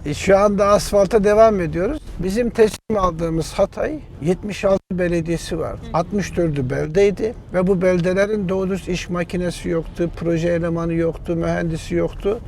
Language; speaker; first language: Turkish; native; Turkish